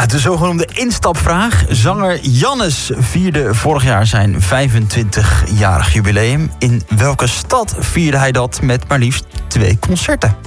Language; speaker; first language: Dutch; native; Dutch